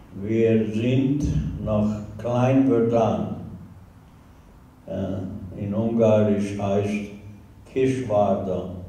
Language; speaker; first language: German; non-native, learner; Hungarian